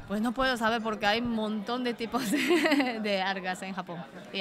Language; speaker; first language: Spanish; non-native, learner; Japanese